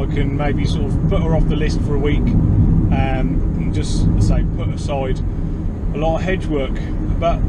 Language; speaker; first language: English; native; English